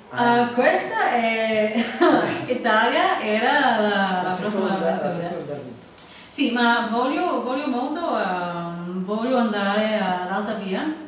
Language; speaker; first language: Italian; non-native, learner; English